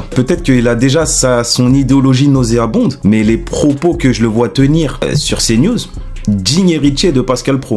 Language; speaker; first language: French; native; French